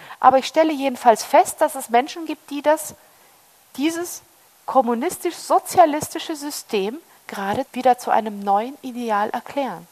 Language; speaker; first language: German; early bilingual, heritage; German